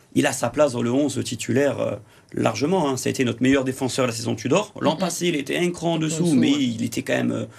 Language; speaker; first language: French; native; French